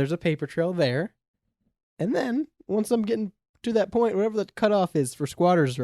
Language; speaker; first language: English; native; English